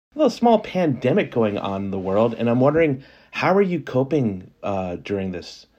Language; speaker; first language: English; native; English